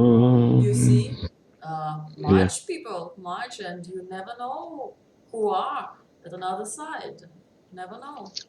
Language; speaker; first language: English; non-native, learner; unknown